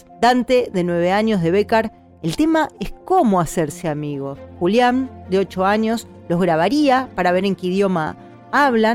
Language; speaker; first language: Spanish; native; Spanish